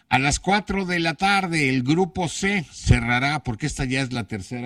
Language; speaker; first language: Spanish; native; Spanish